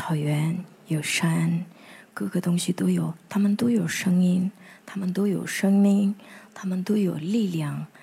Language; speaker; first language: Chinese; native; Chinese